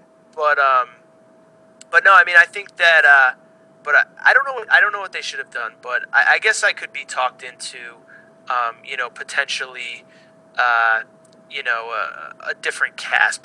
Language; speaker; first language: English; native; English